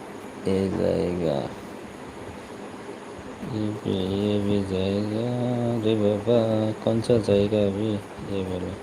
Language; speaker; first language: Hindi; non-native, local second language; Bodo